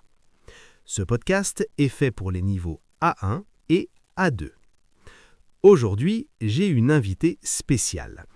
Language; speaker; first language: French; native; French